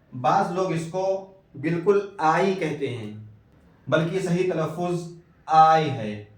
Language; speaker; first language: Urdu; native; Urdu